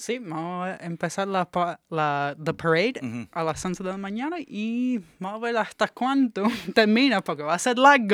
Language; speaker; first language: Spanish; early bilingual, heritage; English